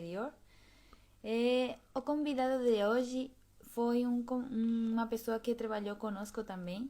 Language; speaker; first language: Portuguese; non-native, fluent; Spanish